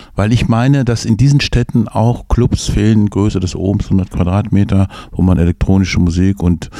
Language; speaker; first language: German; native; German